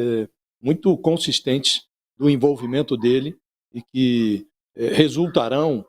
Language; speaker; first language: Portuguese; native; Portuguese